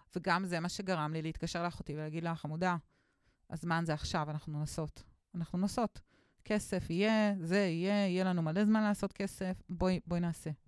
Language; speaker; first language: Hebrew; native; Hebrew